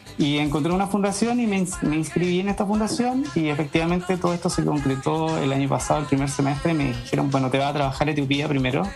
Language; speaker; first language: Spanish; native; Spanish